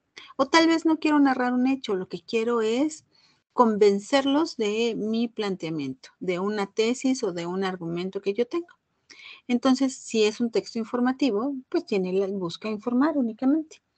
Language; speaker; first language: Spanish; native; Spanish